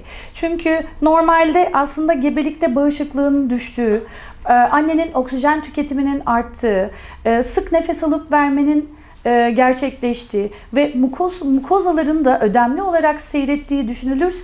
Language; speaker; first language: Turkish; native; Turkish